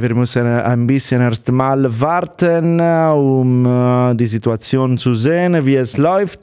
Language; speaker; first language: German; non-native, fluent; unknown